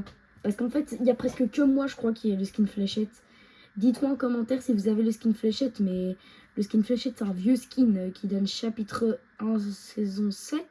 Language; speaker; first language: French; native; French